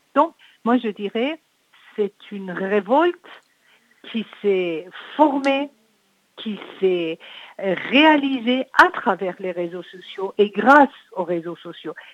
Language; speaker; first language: French; non-native, fluent; Persian